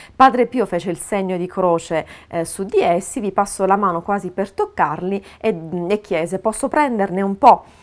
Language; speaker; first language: Italian; native; Italian